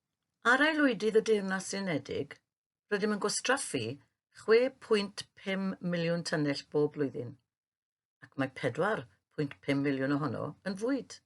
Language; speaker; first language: Welsh; native; Welsh